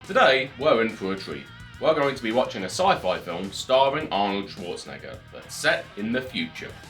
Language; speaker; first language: English; native; English